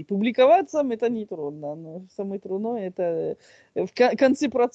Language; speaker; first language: Russian; non-native, fluent; French